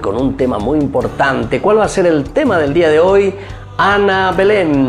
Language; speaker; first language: Spanish; native; Spanish